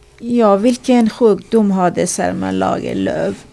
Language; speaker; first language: Swedish; non-native, learner; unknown